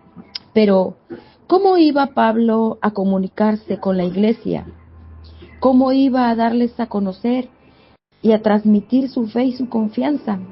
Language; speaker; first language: Spanish; native; Spanish